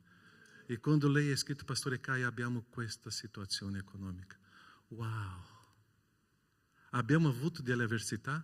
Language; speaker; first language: Italian; non-native, fluent; Portuguese